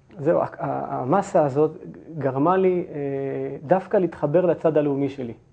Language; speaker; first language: Hebrew; early bilingual, other home language; Turkish